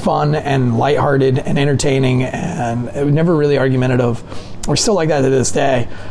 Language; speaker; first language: English; native; English